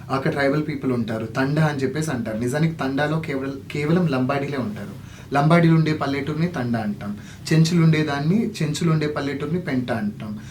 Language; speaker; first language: Telugu; non-native, local second language; Lambadi